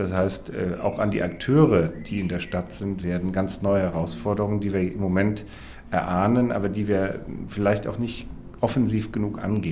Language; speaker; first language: German; native; German